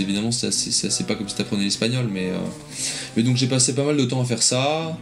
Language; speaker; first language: French; native; French